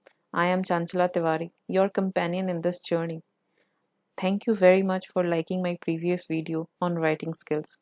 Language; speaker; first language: English; non-native, local second language; Hindi